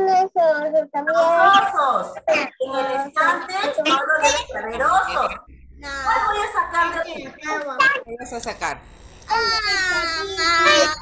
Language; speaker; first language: Spanish; native; Spanish